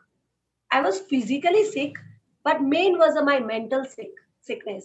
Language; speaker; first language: English; non-native, local second language; Hindi